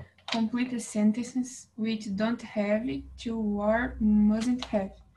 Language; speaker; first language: English; non-native, learner; Portuguese